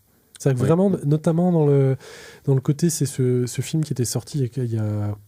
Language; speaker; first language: French; native; French